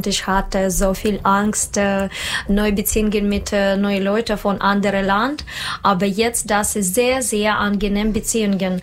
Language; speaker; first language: German; non-native, learner; Russian